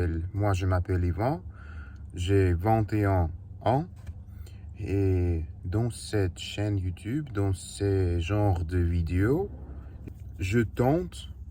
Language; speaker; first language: French; non-native, learner; Russian